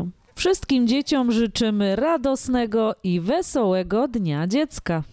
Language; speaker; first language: Polish; native; Polish